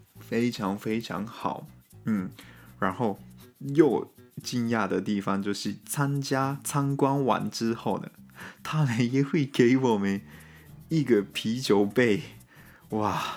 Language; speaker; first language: Chinese; non-native, fluent; Japanese